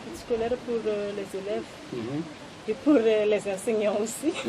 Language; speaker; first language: French; non-native, local second language; Malagasy